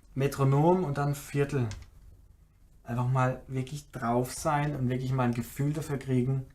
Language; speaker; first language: German; native; German